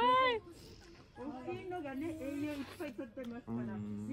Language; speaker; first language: Japanese; native; Japanese